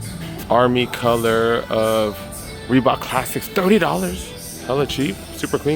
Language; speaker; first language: English; native; English